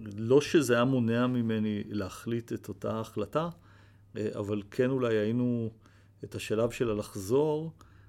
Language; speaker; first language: Hebrew; native; Hebrew